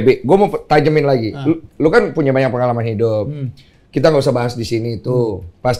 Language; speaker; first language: Indonesian; native; Indonesian